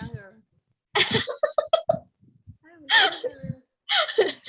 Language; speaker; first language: English; non-native, learner; Vietnamese